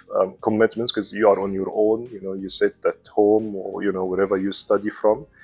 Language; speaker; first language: English; non-native, fluent; Arabic